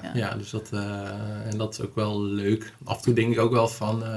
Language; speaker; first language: Dutch; native; Dutch